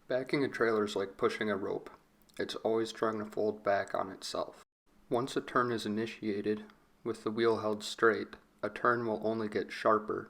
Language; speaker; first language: English; native; English